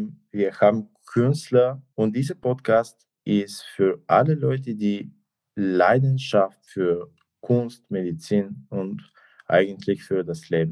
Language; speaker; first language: German; non-native, fluent; Bulgarian